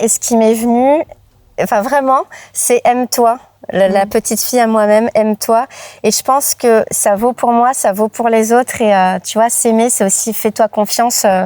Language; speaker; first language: French; native; French